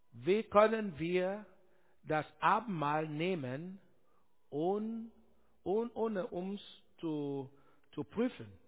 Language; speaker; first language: German; non-native, learner; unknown